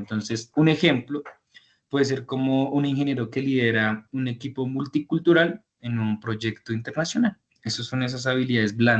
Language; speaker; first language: Spanish; native; Spanish